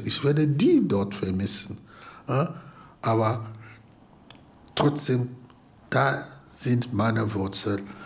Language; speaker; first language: German; non-native, fluent; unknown